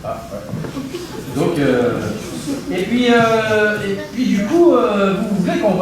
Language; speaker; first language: French; native; French